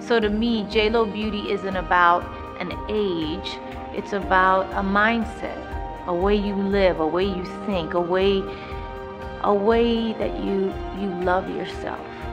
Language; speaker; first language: English; native; English